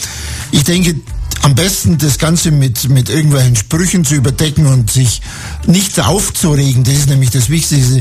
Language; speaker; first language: German; native; German